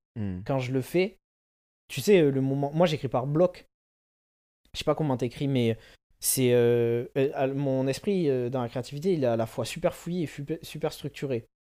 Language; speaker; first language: French; native; French